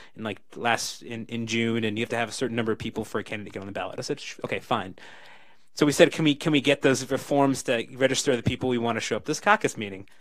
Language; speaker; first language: English; native; English